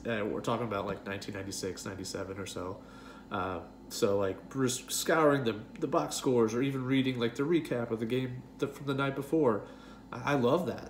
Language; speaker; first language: English; native; English